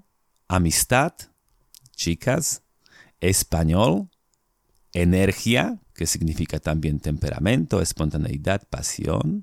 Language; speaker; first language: Spanish; non-native, fluent; Slovak